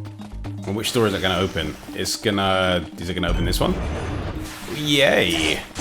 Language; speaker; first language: English; native; English